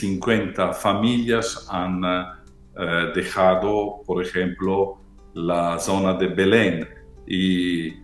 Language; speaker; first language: Spanish; non-native, fluent; Italian